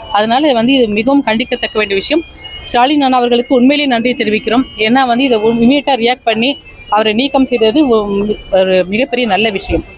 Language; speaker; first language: Tamil; native; Tamil